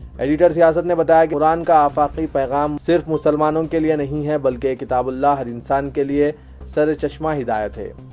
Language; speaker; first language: Urdu; native; Urdu